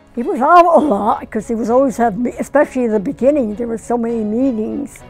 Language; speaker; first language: English; native; English